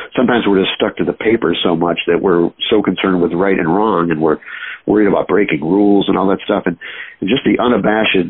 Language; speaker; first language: English; native; English